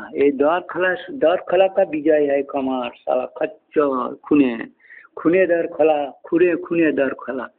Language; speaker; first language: Hindi; non-native, local second language; Bangla